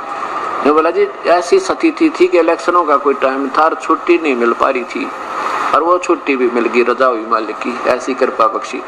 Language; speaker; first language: Hindi; non-native, local second language; Haryanvi